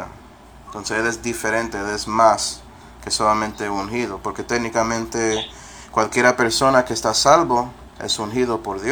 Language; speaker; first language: Spanish; non-native, fluent; English